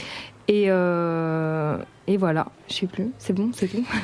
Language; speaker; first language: French; native; French